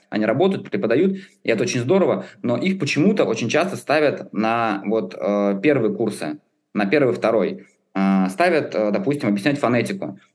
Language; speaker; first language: Russian; native; Russian